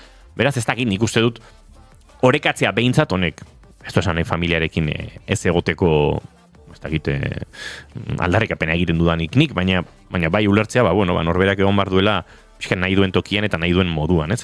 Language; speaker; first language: Basque; native; Basque